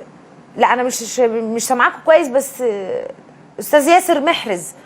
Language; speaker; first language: Arabic; native; Arabic